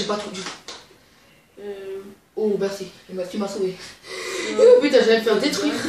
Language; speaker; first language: French; native; French